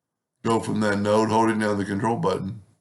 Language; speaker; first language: English; native; English